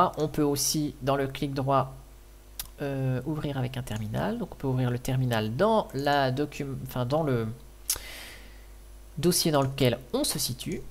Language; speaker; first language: French; native; French